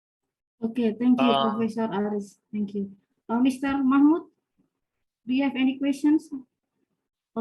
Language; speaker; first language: English; non-native, fluent; Indonesian